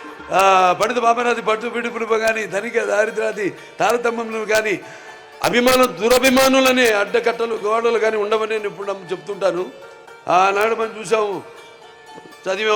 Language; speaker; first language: Telugu; native; Telugu